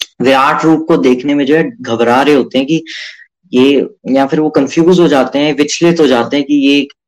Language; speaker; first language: Hindi; native; Hindi